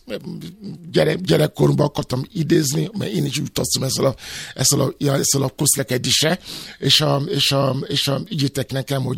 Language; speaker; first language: Hungarian; non-native, learner; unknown